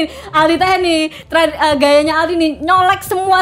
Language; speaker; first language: Indonesian; native; Indonesian